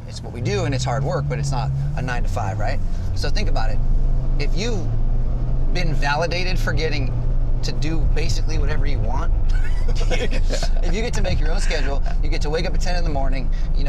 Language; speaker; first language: English; native; English